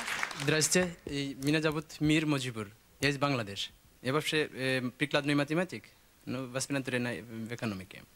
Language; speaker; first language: Russian; non-native, fluent; Bangla